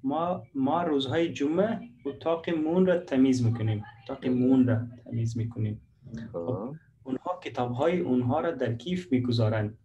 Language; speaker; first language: Persian; non-native, learner; Urdu